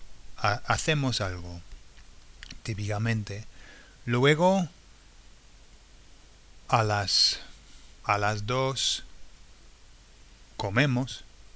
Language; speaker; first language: Spanish; non-native, fluent; English